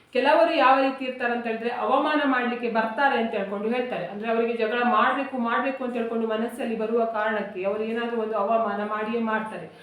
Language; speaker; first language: Kannada; native; Kannada